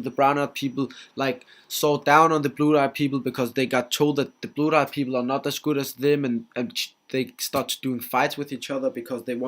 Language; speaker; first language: English; non-native, fluent; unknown